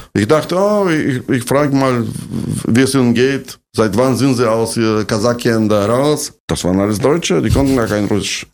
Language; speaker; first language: German; non-native, fluent; Russian